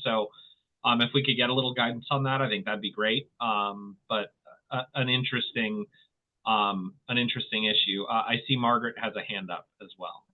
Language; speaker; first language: English; native; English